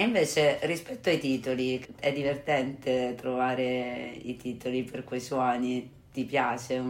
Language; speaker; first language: Italian; native; Italian